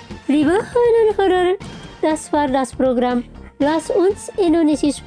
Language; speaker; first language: German; non-native, fluent; Indonesian